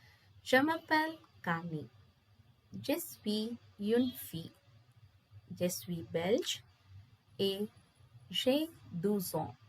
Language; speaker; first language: French; non-native, fluent; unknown